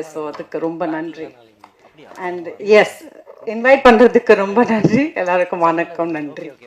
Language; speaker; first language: Tamil; non-native, fluent; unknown